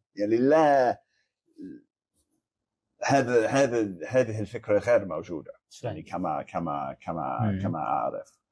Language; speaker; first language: Arabic; non-native, fluent; English